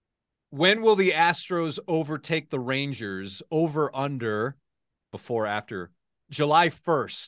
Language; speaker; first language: English; native; English